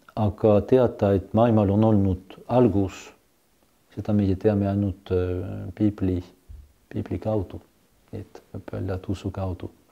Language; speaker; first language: Estonian; non-native, fluent; French